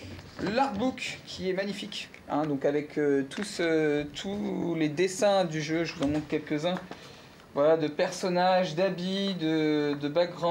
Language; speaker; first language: French; native; French